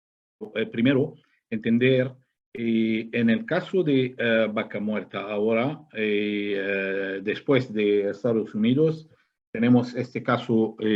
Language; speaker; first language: Spanish; non-native, fluent; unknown